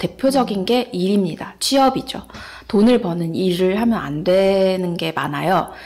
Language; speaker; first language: Korean; native; Korean